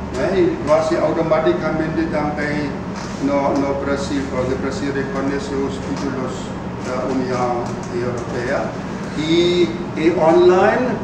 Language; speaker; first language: Portuguese; non-native, fluent; German